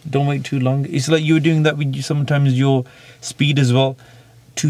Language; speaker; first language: English; native; English